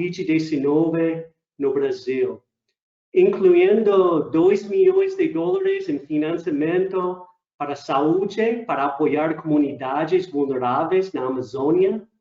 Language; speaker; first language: Portuguese; non-native, fluent; English